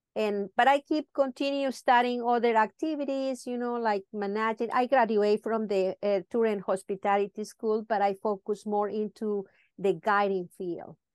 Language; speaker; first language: English; non-native, fluent; Spanish